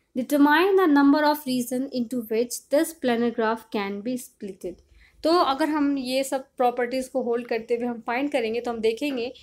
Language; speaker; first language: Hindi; native; Hindi